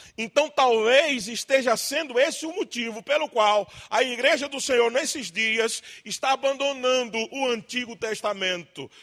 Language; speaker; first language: Portuguese; native; Portuguese